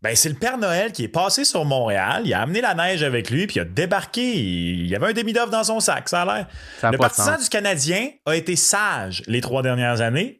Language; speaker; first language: French; native; French